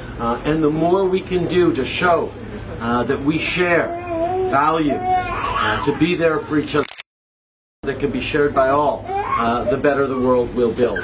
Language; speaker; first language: English; native; English